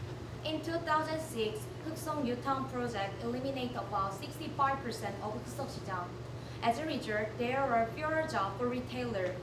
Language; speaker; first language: English; non-native, learner; Korean